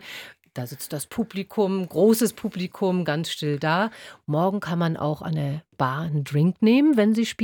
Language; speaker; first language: German; native; German